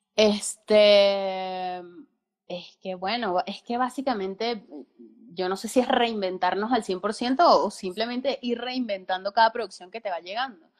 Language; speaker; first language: Spanish; native; Spanish